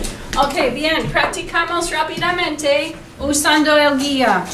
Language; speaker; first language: Spanish; non-native, fluent; English